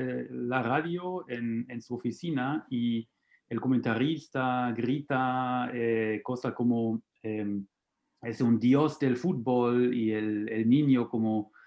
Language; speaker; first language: Spanish; non-native, fluent; German